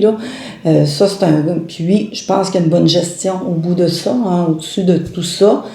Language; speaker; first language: French; native; French